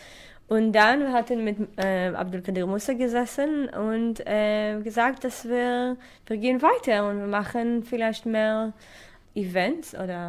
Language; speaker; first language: German; non-native, learner; Hebrew